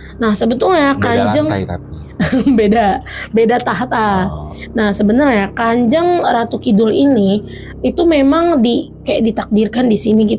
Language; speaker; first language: Indonesian; native; Indonesian